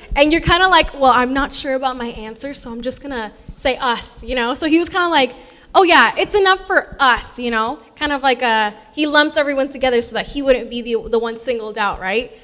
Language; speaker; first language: English; early bilingual, other home language; Spanish